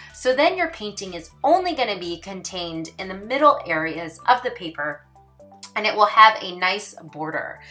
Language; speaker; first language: English; native; English